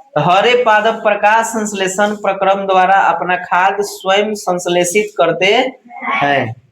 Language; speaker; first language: Hindi; native; Hindi